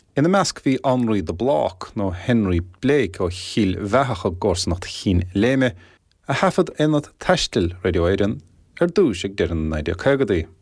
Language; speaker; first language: Irish; native; Irish